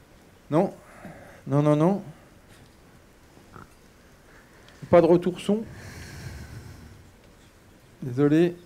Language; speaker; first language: French; native; French